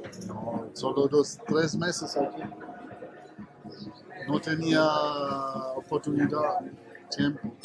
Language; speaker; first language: Spanish; non-native, learner; German